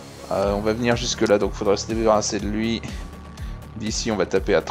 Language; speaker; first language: French; native; French